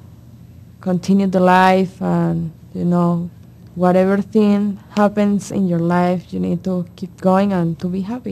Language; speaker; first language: English; non-native, fluent; Spanish